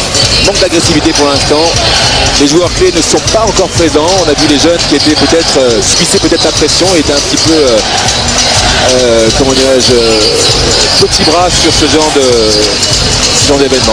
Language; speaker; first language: French; native; French